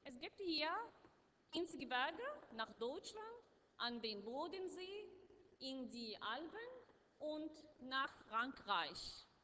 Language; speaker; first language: German; non-native, learner; Arabic